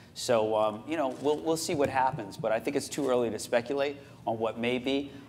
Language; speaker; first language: English; native; English